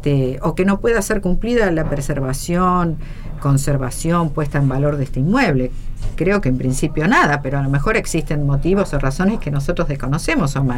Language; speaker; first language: Spanish; native; Spanish